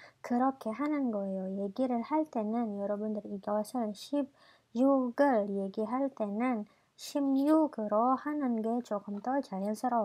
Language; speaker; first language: Korean; non-native, fluent; Indonesian